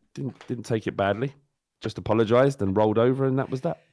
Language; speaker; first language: English; native; English